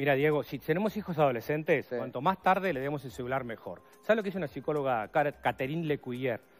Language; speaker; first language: Spanish; native; Spanish